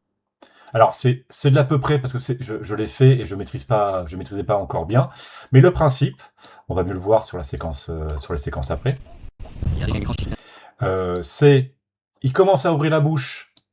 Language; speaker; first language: French; native; French